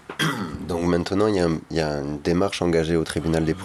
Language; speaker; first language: French; native; French